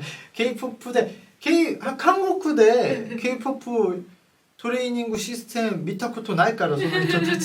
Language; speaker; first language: Japanese; non-native, fluent; Korean